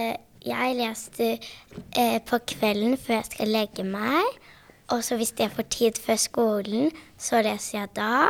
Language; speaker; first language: Norwegian; early bilingual, other home language; French